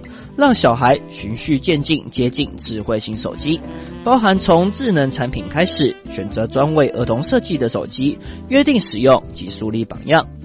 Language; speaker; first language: Chinese; native; Chinese